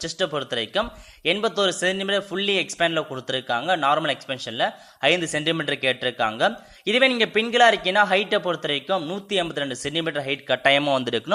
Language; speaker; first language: Tamil; native; Tamil